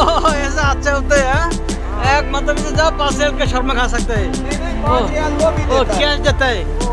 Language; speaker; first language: Hindi; non-native, fluent; Bangla